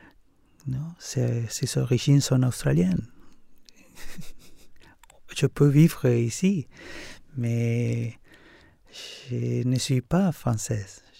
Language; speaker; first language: French; non-native, fluent; Spanish